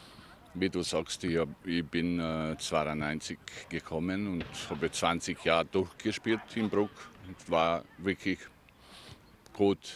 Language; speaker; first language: German; non-native, learner; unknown